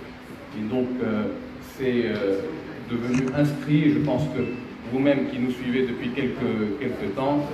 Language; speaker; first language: French; non-native, local second language; Arabic